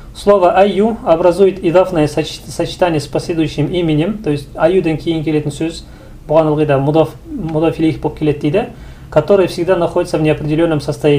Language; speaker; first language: Russian; non-native, local second language; Kazakh